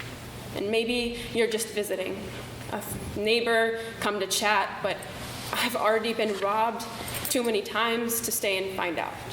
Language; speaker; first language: English; native; English